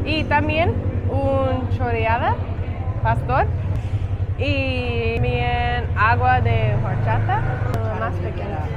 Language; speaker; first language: Spanish; non-native, learner; English